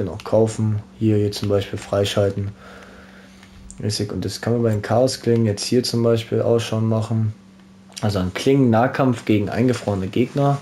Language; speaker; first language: German; native; German